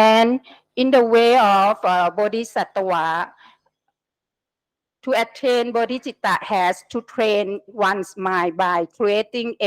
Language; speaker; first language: English; non-native, learner; Thai